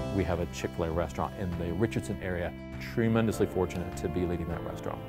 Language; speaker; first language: English; native; English